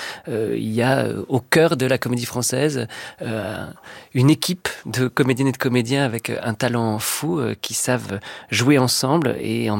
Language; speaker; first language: French; native; French